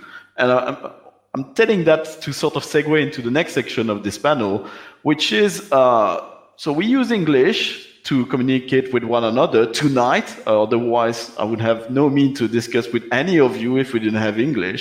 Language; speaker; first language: English; non-native, fluent; French